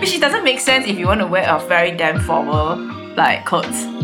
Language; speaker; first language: English; non-native, local second language; Chinese